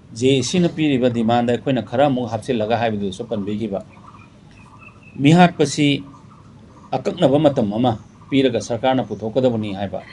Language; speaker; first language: Manipuri; non-native, local second language; Tangkhul Naga (India)